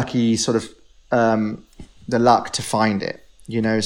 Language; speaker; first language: English; native; English